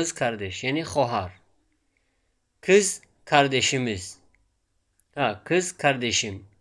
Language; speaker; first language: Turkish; non-native, fluent; Tajik